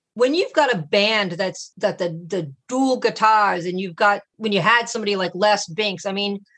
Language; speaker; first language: English; native; English